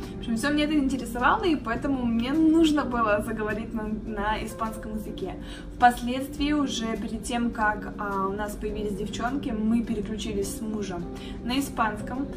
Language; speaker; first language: Russian; native; Russian